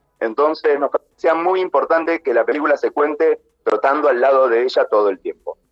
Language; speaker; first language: Spanish; native; Spanish